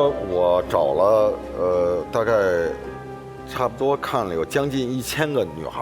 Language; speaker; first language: Chinese; native; Chinese